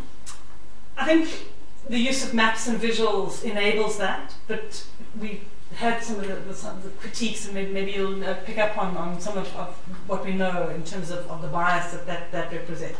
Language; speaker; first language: English; native; English